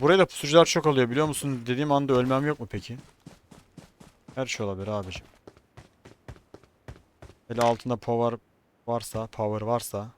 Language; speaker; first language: Turkish; native; Turkish